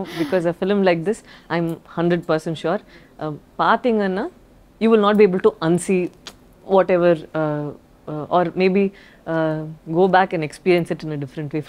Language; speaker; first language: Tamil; non-native, local second language; Badaga